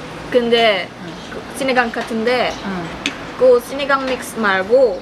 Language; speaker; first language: Korean; non-native, learner; Filipino